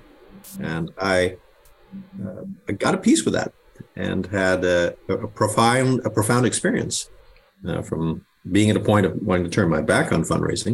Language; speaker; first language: English; native; English